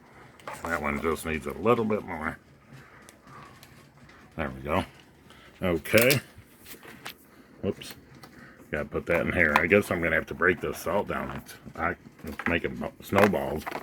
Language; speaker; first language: English; native; English